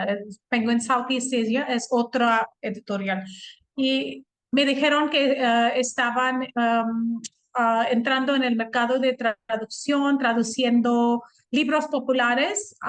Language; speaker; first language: Spanish; non-native, fluent; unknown